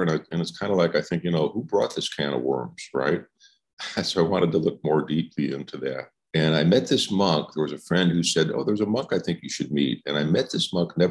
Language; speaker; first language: English; native; English